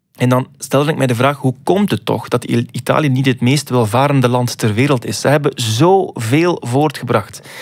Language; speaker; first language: Dutch; native; Dutch